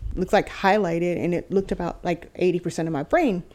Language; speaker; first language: English; native; English